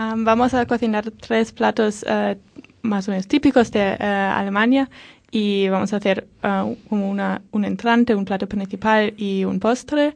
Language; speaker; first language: Spanish; non-native, fluent; German